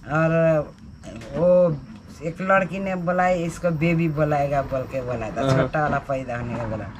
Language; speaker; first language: Hindi; non-native, local second language; Nepali